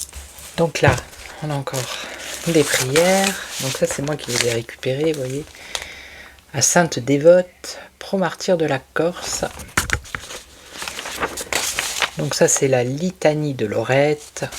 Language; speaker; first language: French; native; French